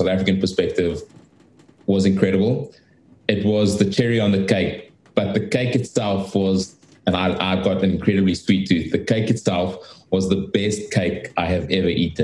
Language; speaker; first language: English; native; English